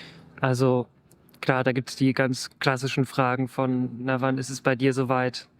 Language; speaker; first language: German; native; German